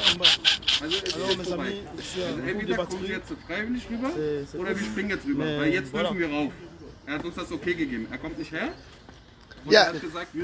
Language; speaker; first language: German; native; German